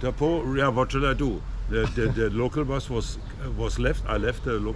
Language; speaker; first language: English; non-native, learner; German